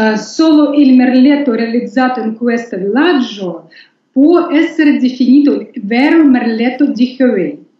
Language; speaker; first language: Italian; non-native, learner; Russian